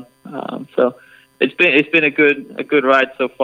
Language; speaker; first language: English; native; English